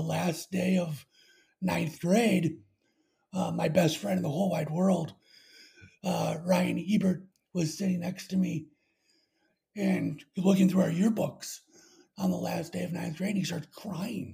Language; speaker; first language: English; native; English